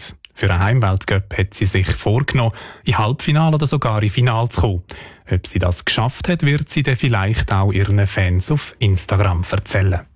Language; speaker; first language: German; native; German